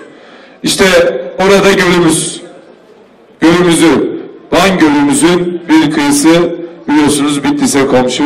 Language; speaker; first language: Turkish; native; Turkish